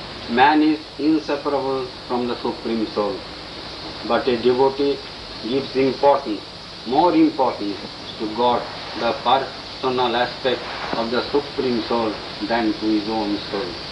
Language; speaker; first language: English; non-native, local second language; Bangla